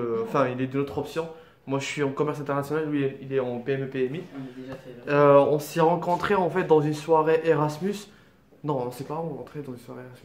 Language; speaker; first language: French; non-native, local second language; Arabic